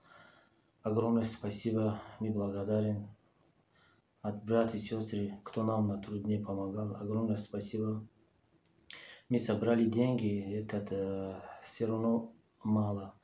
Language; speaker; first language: Russian; non-native, learner; Tajik